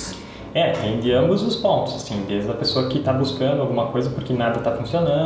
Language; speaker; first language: Portuguese; native; Portuguese